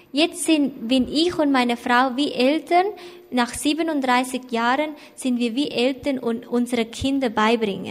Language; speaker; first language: German; non-native, learner; Thai